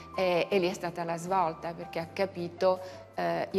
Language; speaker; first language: Italian; native; Italian